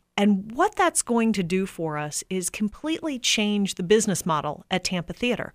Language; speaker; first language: English; native; English